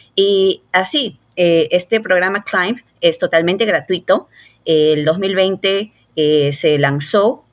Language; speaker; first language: Spanish; native; Spanish